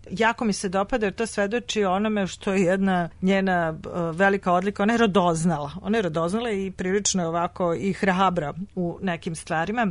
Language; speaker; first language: Serbian; native; Serbian